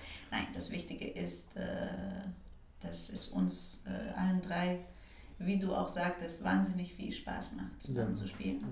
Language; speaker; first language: German; non-native, fluent; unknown